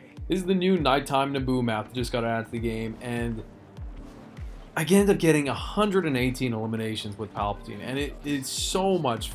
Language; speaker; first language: English; native; English